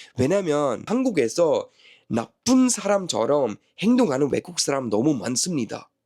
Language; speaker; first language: Korean; non-native, fluent; Swedish